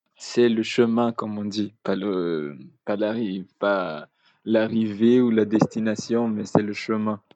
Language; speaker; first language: French; non-native, local second language; Malagasy